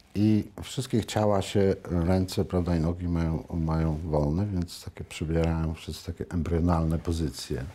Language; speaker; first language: Polish; native; Polish